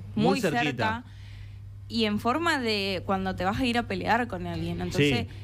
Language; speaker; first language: Spanish; native; Spanish